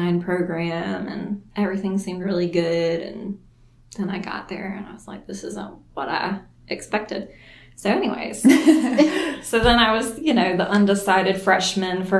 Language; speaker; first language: English; native; English